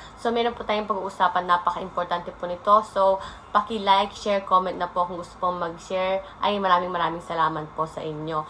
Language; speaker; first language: Filipino; native; Filipino